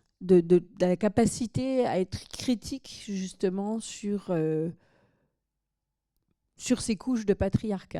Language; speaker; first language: French; native; French